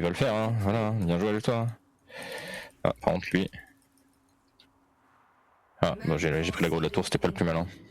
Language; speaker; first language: French; native; French